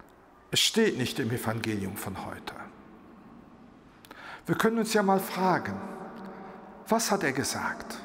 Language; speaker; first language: German; non-native, local second language; Luxembourgish